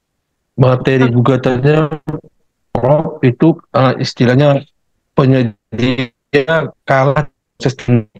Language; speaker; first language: Indonesian; native; Indonesian